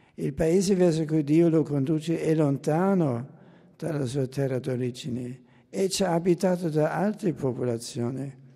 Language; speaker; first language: Italian; non-native, fluent; German